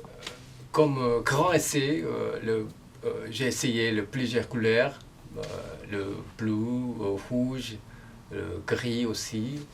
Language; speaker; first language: French; non-native, learner; Korean